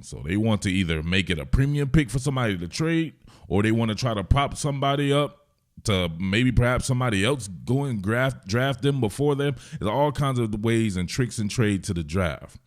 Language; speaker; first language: English; native; English